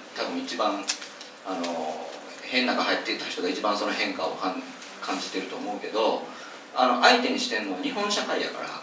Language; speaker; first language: Japanese; native; Japanese